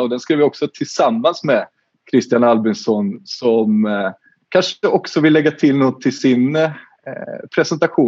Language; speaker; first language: Swedish; native; Swedish